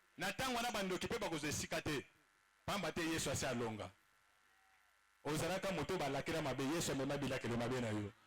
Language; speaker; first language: Lingala; native; Lingala